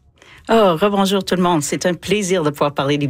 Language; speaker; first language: French; native; French